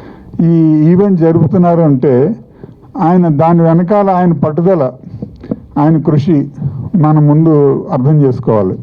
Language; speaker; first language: Telugu; native; Telugu